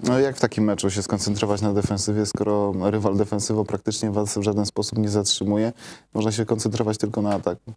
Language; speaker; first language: Polish; native; Polish